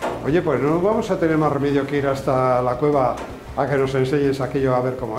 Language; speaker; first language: Spanish; native; Spanish